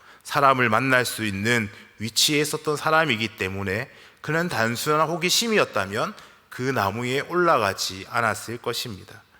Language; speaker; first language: Korean; native; Korean